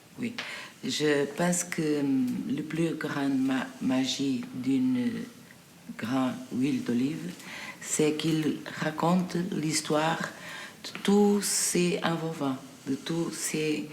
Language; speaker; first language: French; non-native, local second language; Portuguese